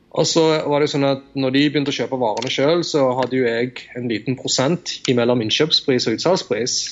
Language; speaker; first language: Norwegian; early bilingual, other home language; Tamil